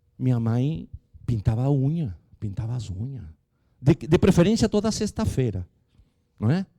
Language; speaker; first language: Portuguese; non-native, fluent; Spanish